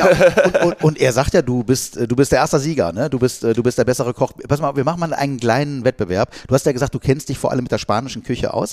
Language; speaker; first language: German; native; German